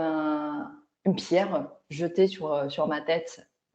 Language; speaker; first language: French; non-native, fluent; Chinese